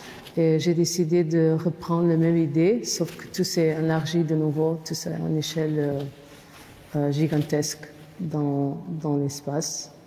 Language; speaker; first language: French; non-native, fluent; Portuguese